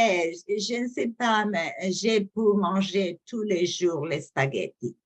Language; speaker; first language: French; non-native, learner; English